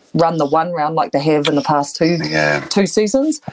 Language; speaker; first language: English; native; English